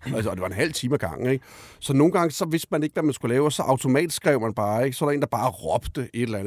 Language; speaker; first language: Danish; native; Danish